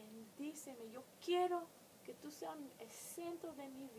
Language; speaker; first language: Spanish; non-native, fluent; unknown